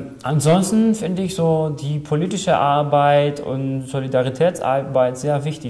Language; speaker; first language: German; non-native, fluent; Greek